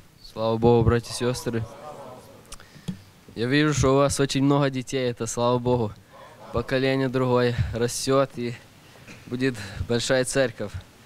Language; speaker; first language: Russian; early bilingual, heritage; Russian